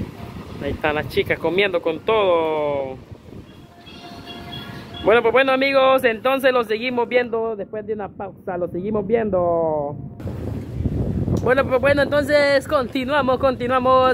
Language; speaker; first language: Spanish; native; Spanish